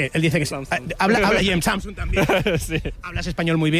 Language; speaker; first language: Spanish; native; Spanish